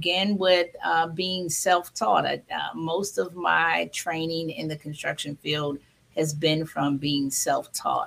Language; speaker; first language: English; native; English